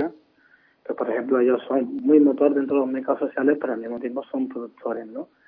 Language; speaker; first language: Spanish; native; Spanish